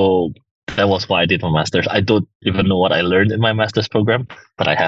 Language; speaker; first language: English; early bilingual, other home language; Indonesian